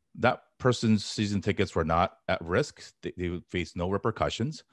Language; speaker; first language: English; native; English